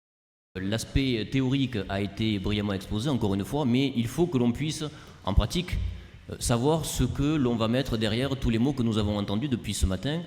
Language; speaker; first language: French; native; French